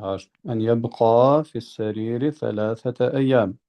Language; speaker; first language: Arabic; non-native, fluent; Albanian